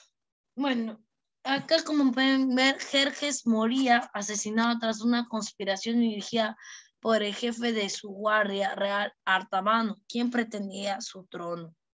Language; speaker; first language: Spanish; native; Spanish